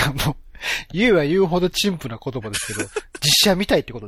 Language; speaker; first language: Japanese; native; Japanese